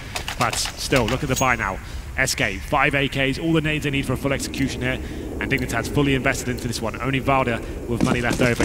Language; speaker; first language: English; native; English